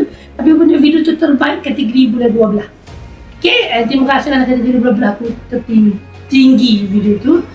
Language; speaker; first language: Malay; native; Malay